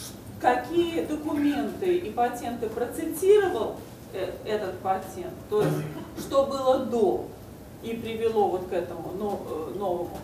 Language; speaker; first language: Russian; native; Russian